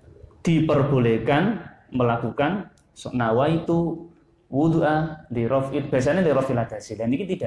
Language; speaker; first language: Indonesian; non-native, local second language; Javanese